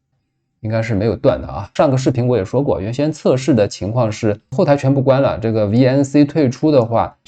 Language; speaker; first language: Chinese; native; Chinese